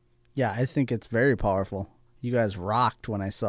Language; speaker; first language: English; native; English